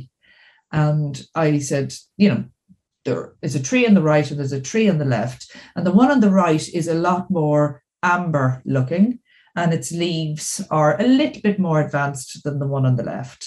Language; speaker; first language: English; native; English